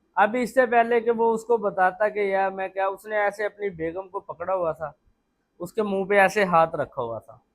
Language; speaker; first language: Urdu; non-native, local second language; Punjabi